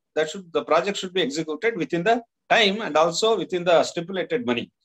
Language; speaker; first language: English; non-native, local second language; Kannada